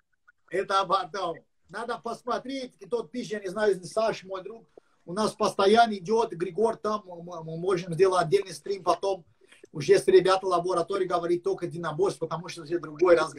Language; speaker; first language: Russian; non-native, learner; English